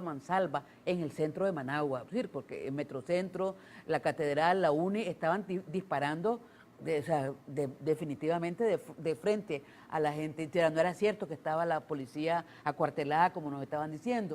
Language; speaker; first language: Spanish; native; Spanish